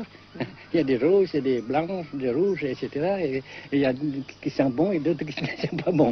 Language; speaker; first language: French; non-native, local second language; Vietnamese